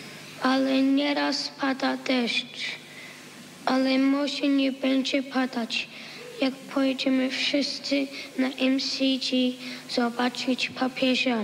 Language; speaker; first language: Polish; early bilingual, heritage; Polish